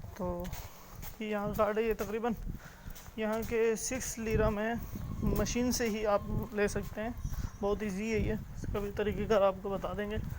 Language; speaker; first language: Urdu; native; Urdu